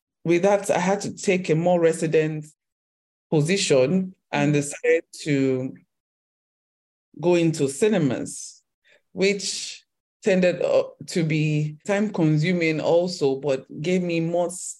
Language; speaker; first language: English; non-native, local second language; Yoruba